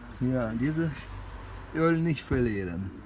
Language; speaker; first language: German; non-native, learner; Ukrainian